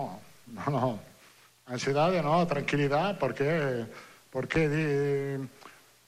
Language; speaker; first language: Portuguese; non-native, learner; Italian